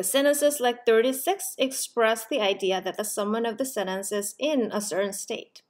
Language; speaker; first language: English; non-native, fluent; Korean